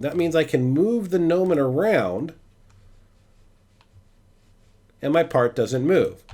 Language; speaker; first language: English; native; English